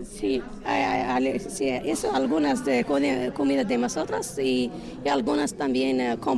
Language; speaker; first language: Spanish; non-native, learner; Arabic